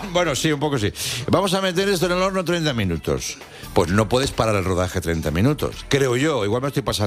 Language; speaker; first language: Spanish; native; Spanish